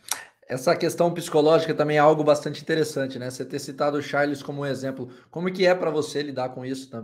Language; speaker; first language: Portuguese; native; Portuguese